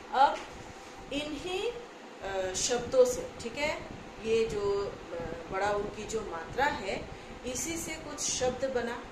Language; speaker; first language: Hindi; non-native, local second language; Assamese